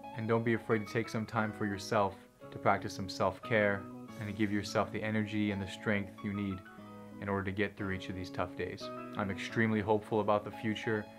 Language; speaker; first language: English; native; English